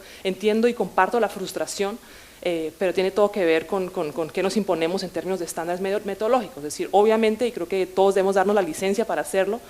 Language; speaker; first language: Spanish; native; Spanish